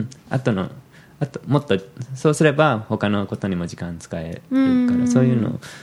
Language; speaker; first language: Japanese; native; Japanese